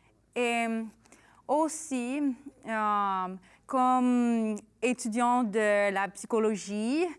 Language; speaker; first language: French; non-native, learner; English